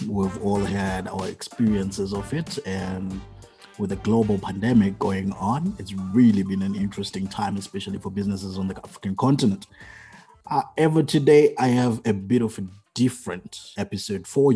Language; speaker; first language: English; non-native, local second language; Shona